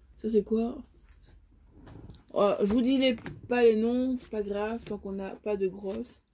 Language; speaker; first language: French; native; French